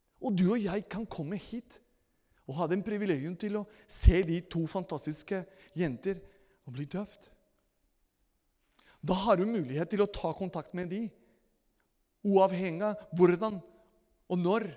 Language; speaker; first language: Norwegian; non-native, fluent; Spanish